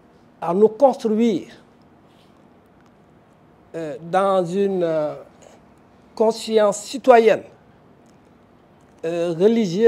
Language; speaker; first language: French; non-native, local second language; Wolof